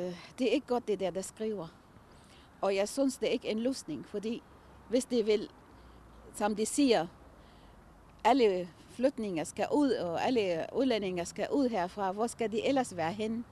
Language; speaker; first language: Danish; non-native, fluent; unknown